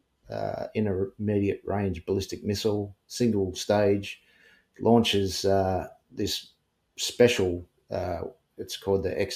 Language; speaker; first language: English; native; English